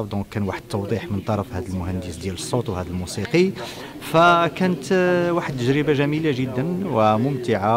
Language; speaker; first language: Arabic; native; Arabic